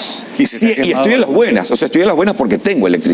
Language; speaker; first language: Spanish; native; Spanish